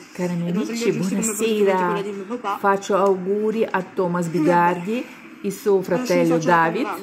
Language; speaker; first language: Italian; non-native, fluent; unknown